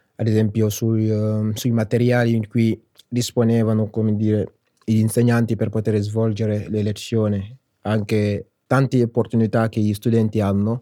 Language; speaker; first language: Italian; non-native, fluent; Wolof